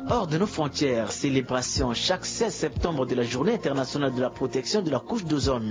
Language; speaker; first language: French; non-native, local second language; Sango